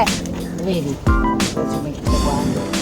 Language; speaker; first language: Italian; native; Italian